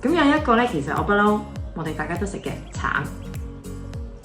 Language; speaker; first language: Cantonese; early bilingual, heritage; Cantonese